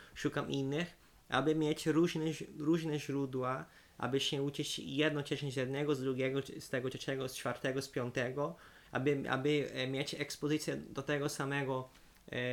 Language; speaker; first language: Polish; non-native, fluent; Portuguese